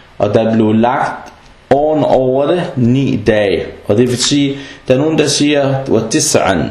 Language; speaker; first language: Danish; non-native, fluent; Arabic